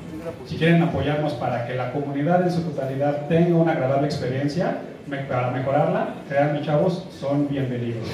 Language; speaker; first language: Spanish; native; Spanish